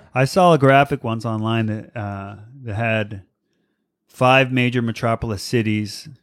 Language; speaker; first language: English; native; English